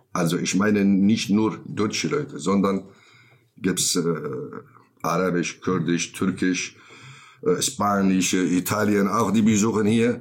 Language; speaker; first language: German; non-native, learner; Kurdish